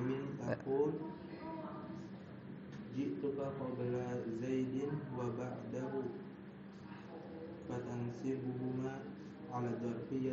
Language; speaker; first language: Arabic; non-native, learner; Indonesian